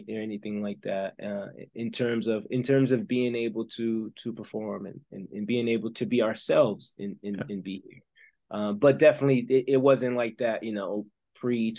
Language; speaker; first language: English; early bilingual, other home language; French